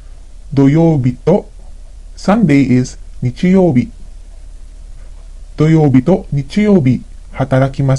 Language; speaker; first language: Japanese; non-native, fluent; Filipino